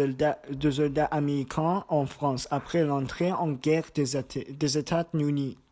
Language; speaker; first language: French; non-native, learner; German